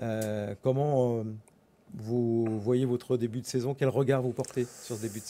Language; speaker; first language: French; native; French